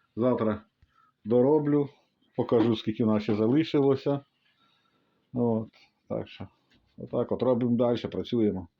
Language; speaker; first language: Ukrainian; native; Ukrainian